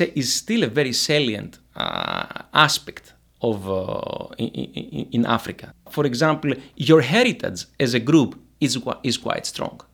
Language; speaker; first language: English; non-native, fluent; Greek